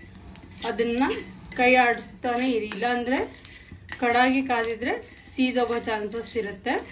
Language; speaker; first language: Kannada; native; Kannada